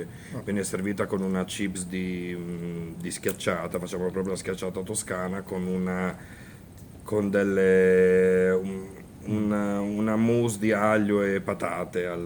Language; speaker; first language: Italian; native; Italian